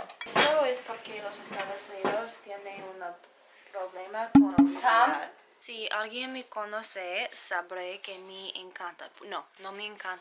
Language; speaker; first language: Spanish; non-native, learner; English